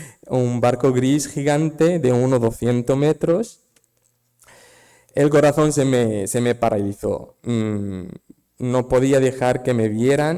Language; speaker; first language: Spanish; non-native, fluent; Arabic